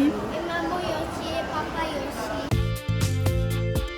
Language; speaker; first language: French; early bilingual, heritage; French